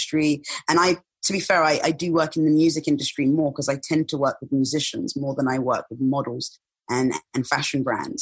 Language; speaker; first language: English; native; English